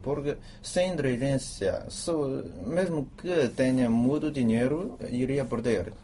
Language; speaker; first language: Portuguese; non-native, fluent; Chinese